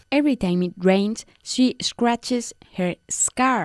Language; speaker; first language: English; non-native, fluent; Spanish